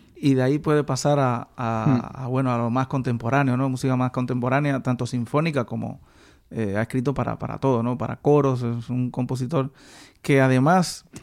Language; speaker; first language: Spanish; native; Spanish